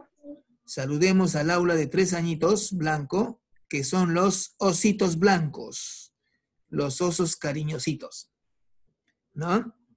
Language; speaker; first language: Spanish; native; Spanish